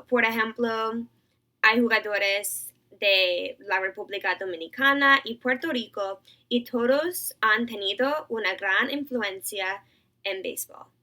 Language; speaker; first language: Spanish; non-native, learner; English